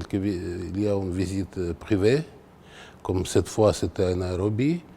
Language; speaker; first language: French; non-native, fluent; Russian